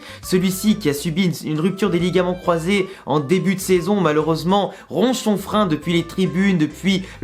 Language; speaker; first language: French; native; French